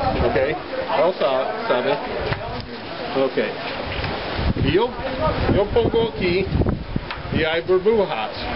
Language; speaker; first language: Spanish; non-native, learner; English